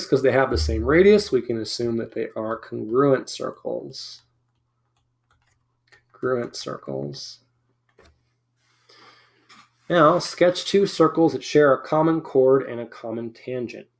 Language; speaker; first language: English; native; English